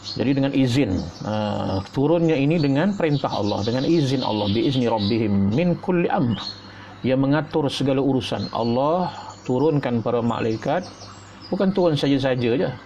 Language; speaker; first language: Malay; native; Malay